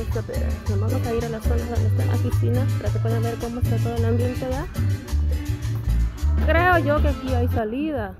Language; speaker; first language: Spanish; native; Spanish